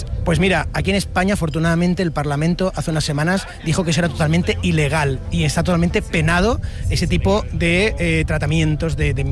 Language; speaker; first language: Spanish; native; Spanish